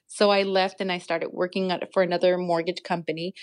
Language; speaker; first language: English; native; English